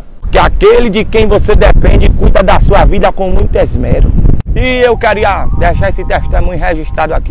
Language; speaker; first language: Portuguese; native; Portuguese